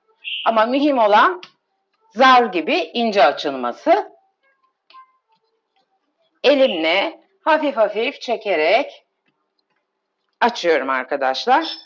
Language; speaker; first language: Turkish; native; Turkish